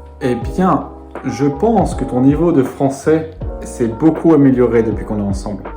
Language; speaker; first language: French; native; French